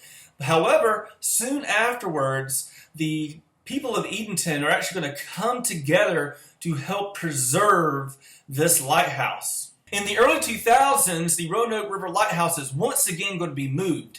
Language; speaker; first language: English; native; English